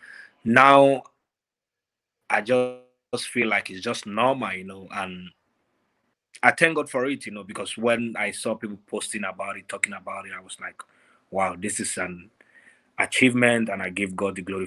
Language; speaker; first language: English; non-native, local second language; Yoruba